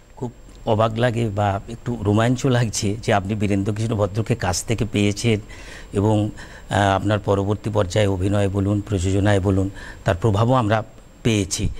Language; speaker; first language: Bangla; native; Bangla